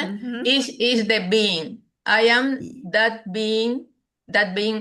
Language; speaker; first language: English; non-native, learner; Spanish